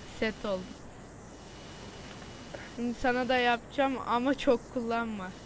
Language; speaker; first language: Turkish; native; Turkish